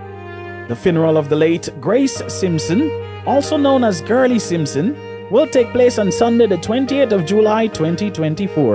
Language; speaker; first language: English; native; English